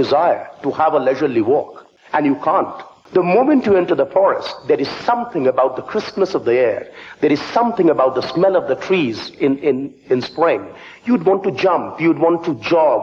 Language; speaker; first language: English; non-native, local second language; Bangla